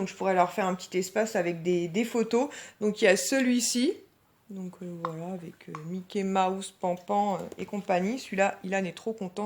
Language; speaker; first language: French; native; French